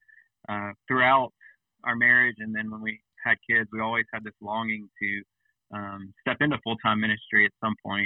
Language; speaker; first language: English; native; English